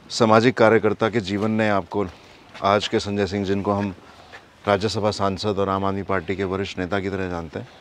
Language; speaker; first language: Hindi; native; Hindi